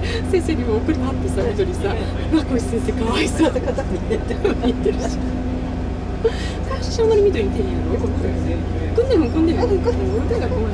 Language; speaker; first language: Japanese; native; Japanese